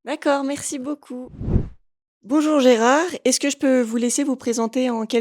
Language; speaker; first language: French; native; French